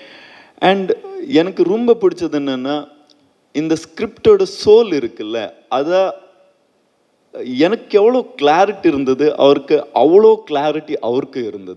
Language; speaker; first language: Tamil; non-native, fluent; Malayalam